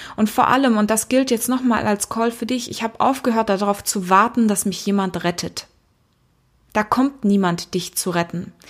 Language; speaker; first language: German; early bilingual, heritage; German